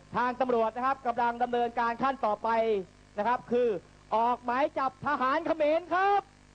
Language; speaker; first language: Thai; native; Thai